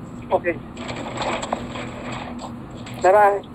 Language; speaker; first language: English; non-native, learner; Thai